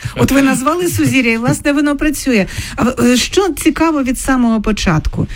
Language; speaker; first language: Ukrainian; native; Ukrainian